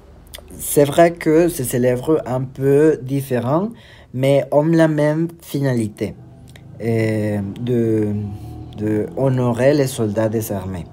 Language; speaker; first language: French; non-native, learner; Spanish